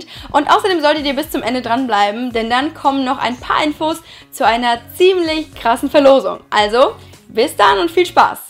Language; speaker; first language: German; native; German